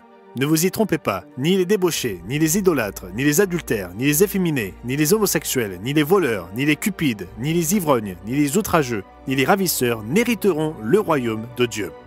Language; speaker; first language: French; native; French